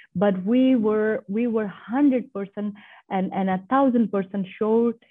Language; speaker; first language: English; non-native, fluent; Persian